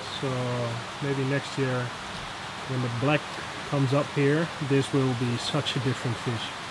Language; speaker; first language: English; non-native, fluent; Dutch